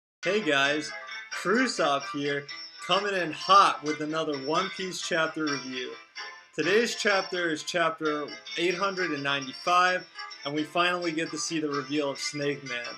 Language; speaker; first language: English; native; English